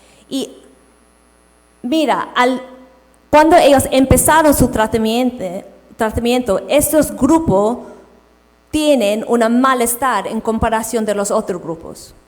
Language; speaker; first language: Spanish; non-native, fluent; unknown